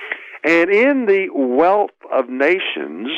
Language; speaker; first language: English; native; English